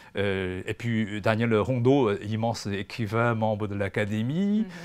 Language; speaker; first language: French; non-native, fluent; Chinese